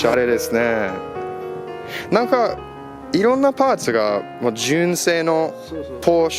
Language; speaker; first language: Japanese; non-native, learner; English